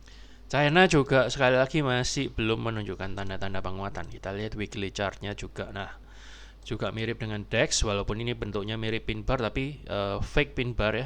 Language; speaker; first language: Indonesian; native; Indonesian